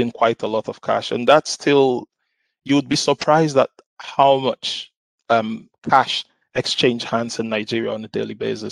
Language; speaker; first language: English; non-native, local second language; Igbo